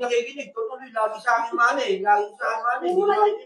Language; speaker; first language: Filipino; native; Filipino